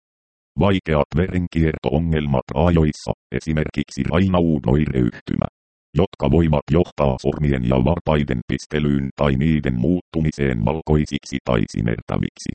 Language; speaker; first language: Finnish; native; Finnish